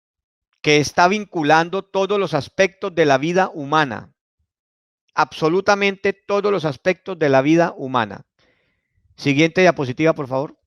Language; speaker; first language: Spanish; native; Spanish